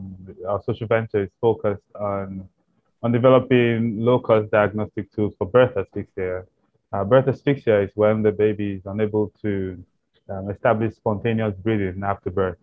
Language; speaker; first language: English; non-native, local second language; Igbo